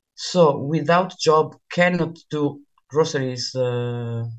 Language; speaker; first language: English; non-native, learner; Italian